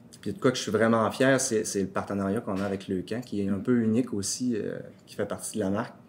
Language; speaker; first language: French; native; French